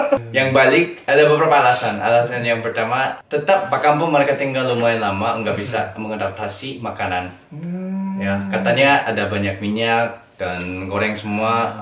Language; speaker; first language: Indonesian; non-native, fluent; Korean